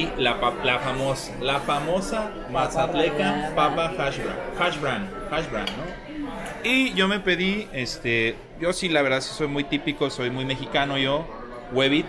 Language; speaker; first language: Spanish; native; Spanish